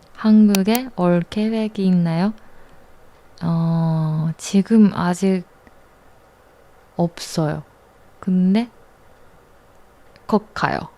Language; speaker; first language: Korean; non-native, learner; Japanese